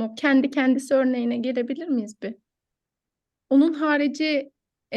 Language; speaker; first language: Turkish; native; Turkish